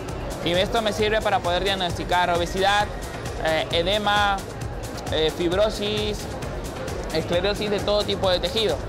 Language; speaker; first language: Spanish; native; Spanish